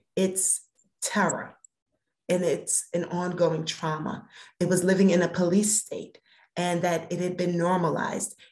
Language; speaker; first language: English; native; English